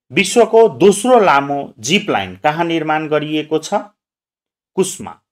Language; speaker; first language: Nepali; non-native, local second language; Maithili